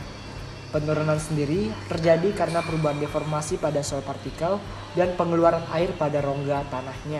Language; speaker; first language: Indonesian; native; Indonesian